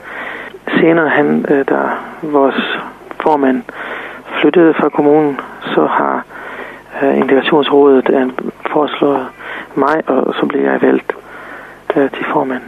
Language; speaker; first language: Danish; non-native, fluent; Serbian